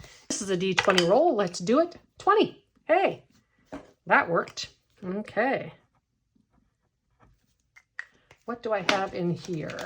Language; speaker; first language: English; native; English